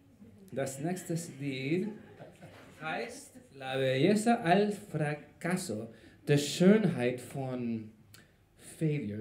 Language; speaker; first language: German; non-native, learner; Spanish